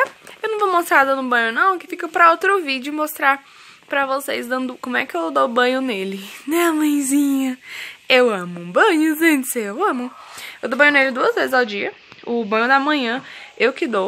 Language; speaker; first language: Portuguese; native; Portuguese